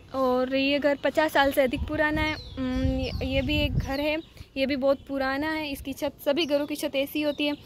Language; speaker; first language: Hindi; native; Hindi